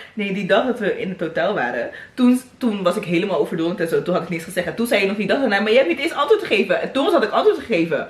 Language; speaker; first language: Dutch; native; Dutch